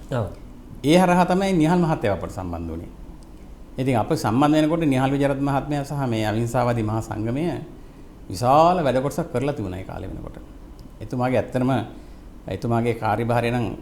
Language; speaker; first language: Sinhala; native; Sinhala